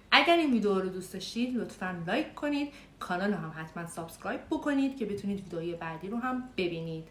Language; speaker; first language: Persian; native; Persian